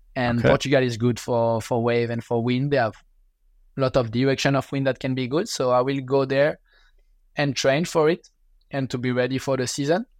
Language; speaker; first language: English; non-native, learner; French